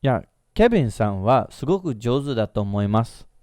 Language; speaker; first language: Japanese; non-native, fluent; English